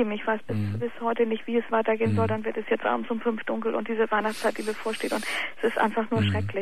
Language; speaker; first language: German; native; German